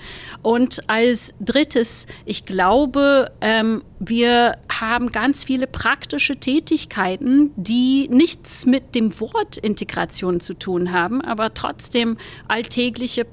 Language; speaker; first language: German; non-native, fluent; English